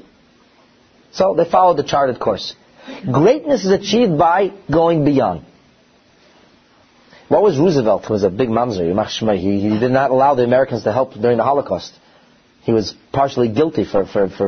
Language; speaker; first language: English; native; English